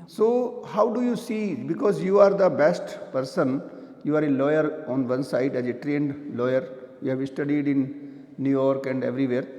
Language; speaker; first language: English; non-native, local second language; Hindi